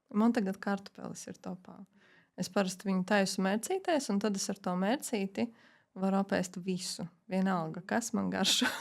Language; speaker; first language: Latvian; native; Latvian